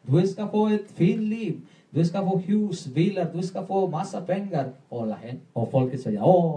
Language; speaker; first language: Swedish; non-native, learner; Spanish